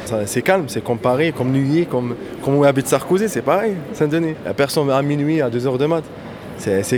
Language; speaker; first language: French; native; French